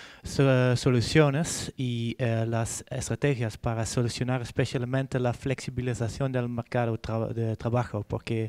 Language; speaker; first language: Spanish; non-native, fluent; Dutch